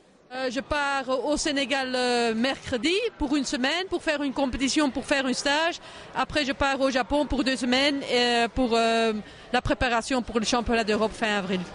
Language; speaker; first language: French; non-native, local second language; Dutch